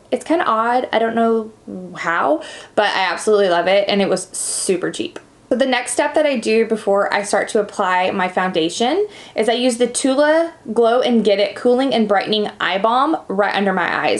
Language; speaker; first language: English; native; English